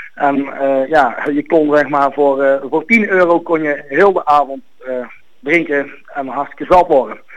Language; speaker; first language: Dutch; native; Dutch